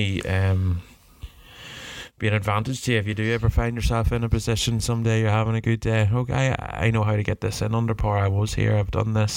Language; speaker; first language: English; native; English